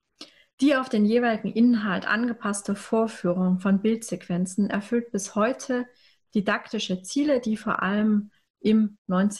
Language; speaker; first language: German; native; German